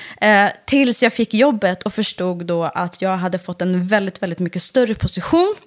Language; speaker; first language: Swedish; early bilingual, other home language; Persian